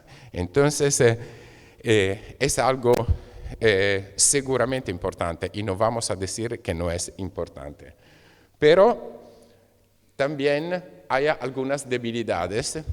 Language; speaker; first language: Spanish; non-native, fluent; Italian